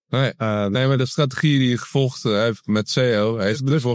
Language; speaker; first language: Dutch; native; Dutch